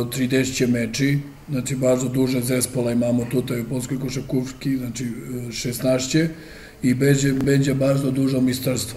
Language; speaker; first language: Polish; non-native, learner; Serbian